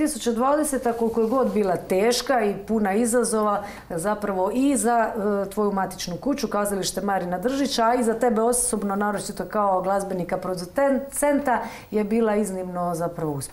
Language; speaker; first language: Croatian; native; Croatian